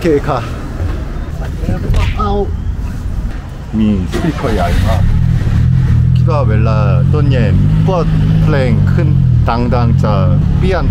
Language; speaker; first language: Thai; non-native, learner; Korean